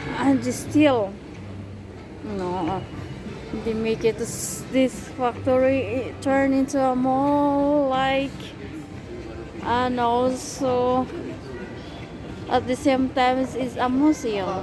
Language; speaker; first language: English; non-native, fluent; Filipino